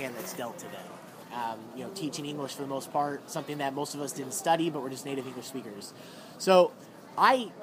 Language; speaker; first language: English; native; English